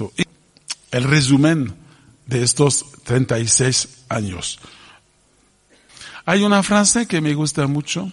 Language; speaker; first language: Spanish; non-native, fluent; French